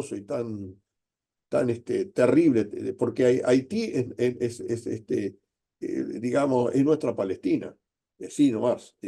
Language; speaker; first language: Spanish; native; Spanish